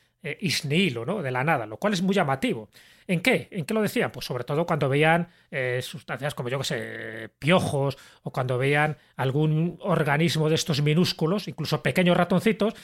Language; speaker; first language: Spanish; native; Spanish